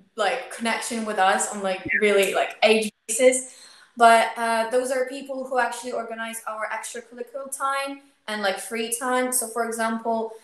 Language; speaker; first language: English; non-native, fluent; Ukrainian